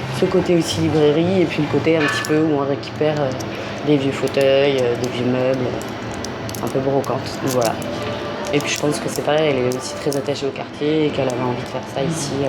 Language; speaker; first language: French; native; French